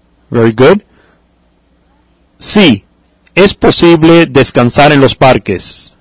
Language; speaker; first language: Spanish; native; Spanish